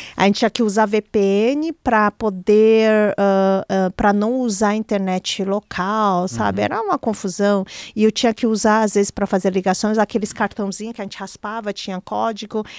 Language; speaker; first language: Portuguese; early bilingual, other home language; Chinese